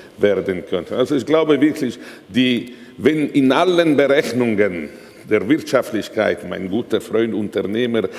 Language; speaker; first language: German; non-native, local second language; Italian